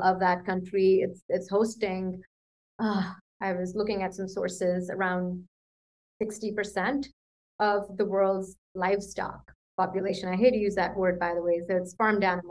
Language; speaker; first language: English; non-native, local second language; Punjabi